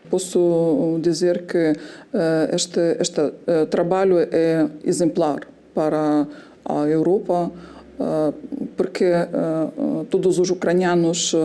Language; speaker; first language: Portuguese; non-native, fluent; Ukrainian